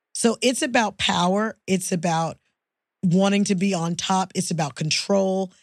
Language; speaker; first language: English; native; English